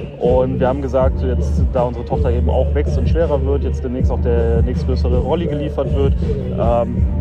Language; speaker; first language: German; native; German